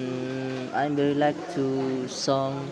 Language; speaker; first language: English; non-native, learner; Indonesian